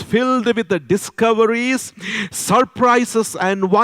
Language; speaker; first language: English; non-native, local second language; Malayalam